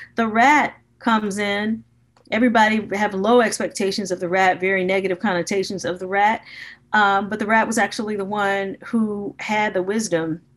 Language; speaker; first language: English; native; English